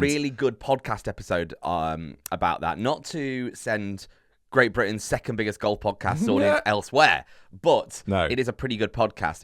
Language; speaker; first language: English; native; English